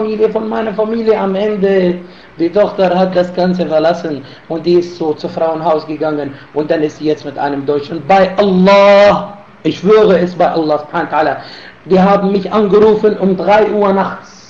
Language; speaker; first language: German; non-native, fluent; Arabic